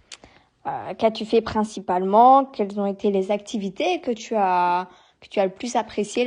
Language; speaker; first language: French; native; French